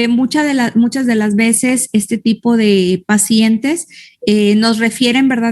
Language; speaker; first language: Spanish; native; Spanish